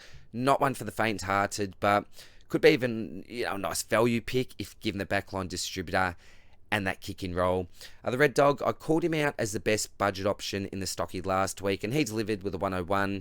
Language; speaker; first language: English; native; English